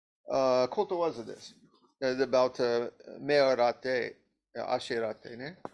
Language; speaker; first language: Japanese; non-native, learner; English